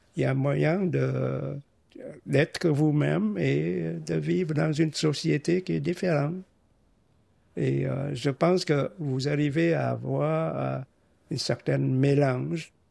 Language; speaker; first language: French; non-native, fluent; Vietnamese